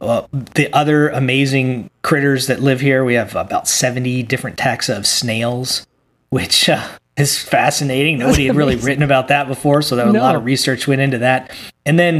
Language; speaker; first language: English; native; English